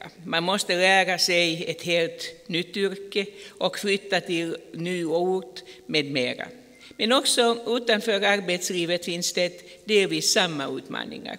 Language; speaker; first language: Swedish; non-native, fluent; Finnish